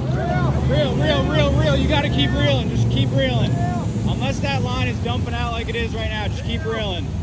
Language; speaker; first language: English; native; English